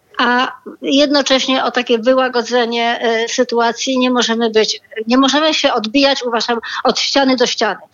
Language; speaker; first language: Polish; native; Polish